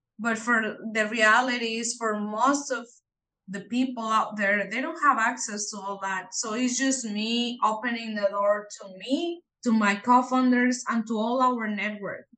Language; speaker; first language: English; non-native, fluent; Spanish